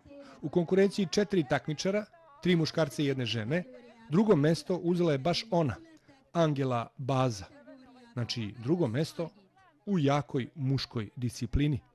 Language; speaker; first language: Bosnian; native; Bosnian